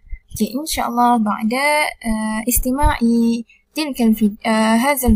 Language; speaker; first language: Arabic; non-native, learner; Malay